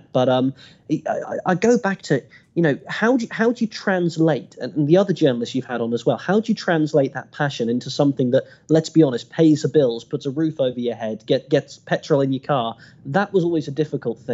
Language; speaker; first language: English; native; English